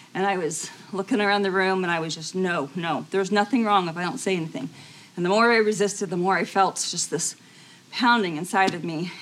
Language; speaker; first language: English; native; English